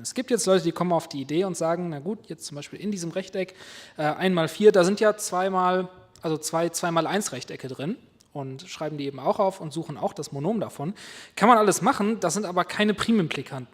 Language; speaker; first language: German; native; German